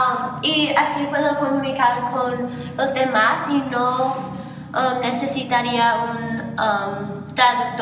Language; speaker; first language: Spanish; non-native, learner; English